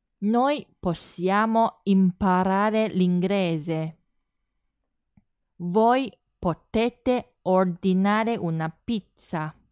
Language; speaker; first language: Italian; non-native, fluent; Chinese